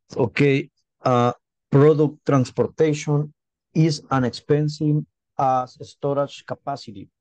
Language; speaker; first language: English; non-native, learner; Spanish